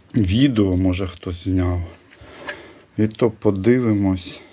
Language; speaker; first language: Ukrainian; non-native, local second language; Russian